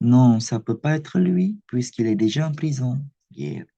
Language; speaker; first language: French; non-native, fluent; Indonesian